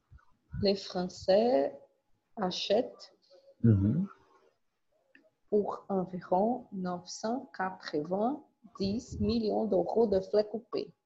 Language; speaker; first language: French; non-native, learner; Portuguese